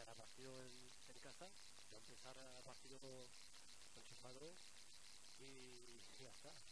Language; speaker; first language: Spanish; non-native, fluent; French